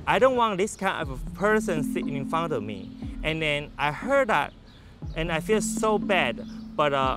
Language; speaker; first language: English; non-native, learner; Chinese